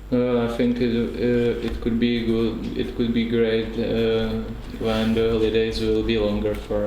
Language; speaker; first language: English; non-native, learner; Czech